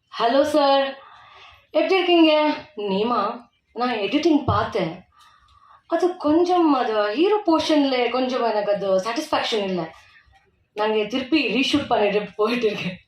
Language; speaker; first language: Tamil; non-native, learner; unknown